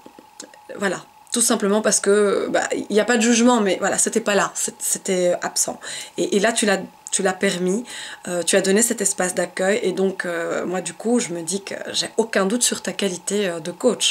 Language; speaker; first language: French; native; French